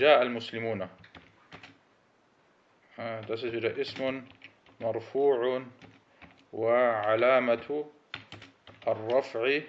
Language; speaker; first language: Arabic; early bilingual, heritage; Arabic